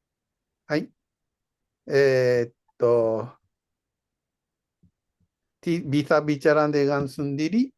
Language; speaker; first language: Indonesian; non-native, fluent; Japanese